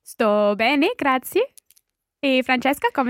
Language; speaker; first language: Italian; non-native, learner; English